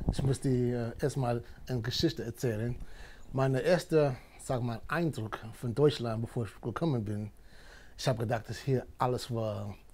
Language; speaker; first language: German; non-native, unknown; English